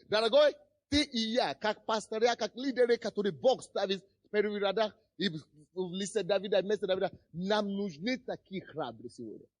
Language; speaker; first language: Russian; non-native, fluent; Yoruba